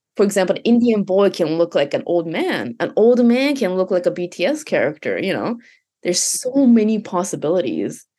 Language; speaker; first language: English; non-native, fluent; Japanese